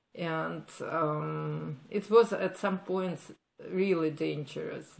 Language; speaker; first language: English; non-native, fluent; Ukrainian